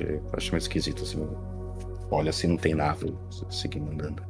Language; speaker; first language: Portuguese; native; Portuguese